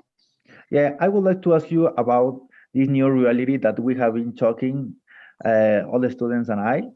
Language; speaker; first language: English; non-native, fluent; Spanish